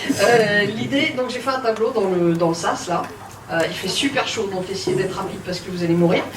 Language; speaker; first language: French; native; French